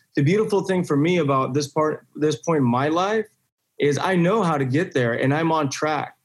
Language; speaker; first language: English; native; English